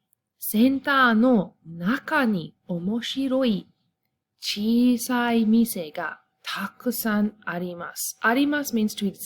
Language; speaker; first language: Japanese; non-native, fluent; English